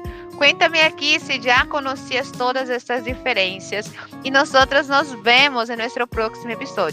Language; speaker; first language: Spanish; non-native, fluent; Portuguese